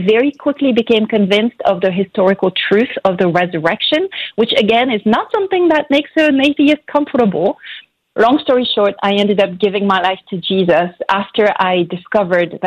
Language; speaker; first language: English; non-native, fluent; French